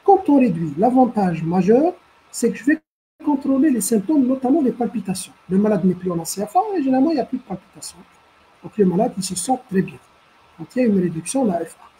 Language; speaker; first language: French; non-native, local second language; Arabic